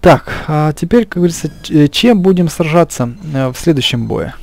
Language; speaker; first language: Russian; native; Russian